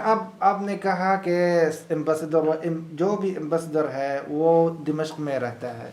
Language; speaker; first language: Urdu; non-native, learner; Arabic